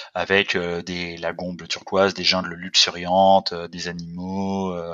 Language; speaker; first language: French; native; French